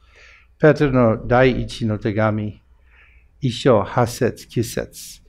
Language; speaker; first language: Japanese; non-native, fluent; English